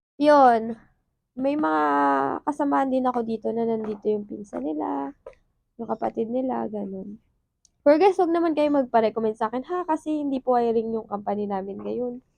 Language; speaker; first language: Filipino; native; Filipino